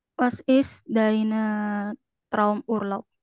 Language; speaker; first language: German; non-native, learner; Indonesian